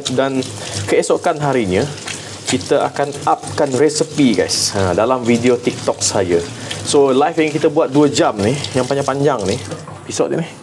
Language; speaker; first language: Malay; non-native, local second language; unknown